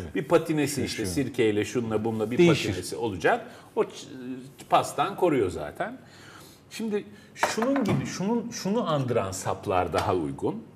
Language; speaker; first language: Turkish; native; Turkish